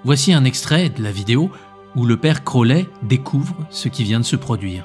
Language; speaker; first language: French; native; French